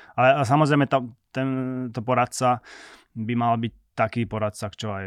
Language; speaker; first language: Slovak; non-native, local second language; Hungarian